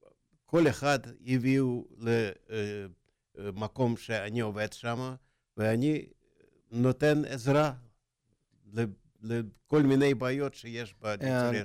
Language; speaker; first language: Hebrew; non-native, fluent; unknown